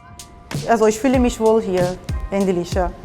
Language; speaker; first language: German; non-native, fluent; Portuguese